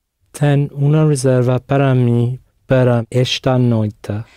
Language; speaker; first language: Portuguese; non-native, learner; English